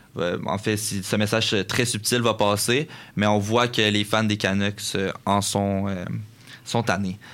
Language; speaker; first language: French; native; French